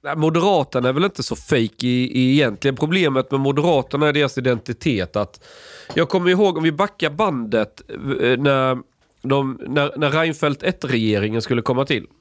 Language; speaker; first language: Swedish; native; Swedish